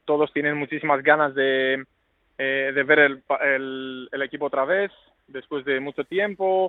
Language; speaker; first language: Spanish; non-native, fluent; Greek